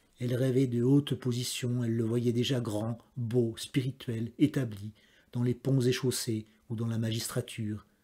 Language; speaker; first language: French; native; French